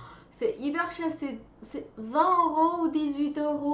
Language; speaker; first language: French; non-native, fluent; Chinese